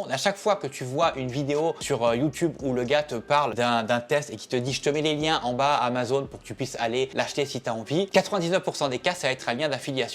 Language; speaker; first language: French; native; French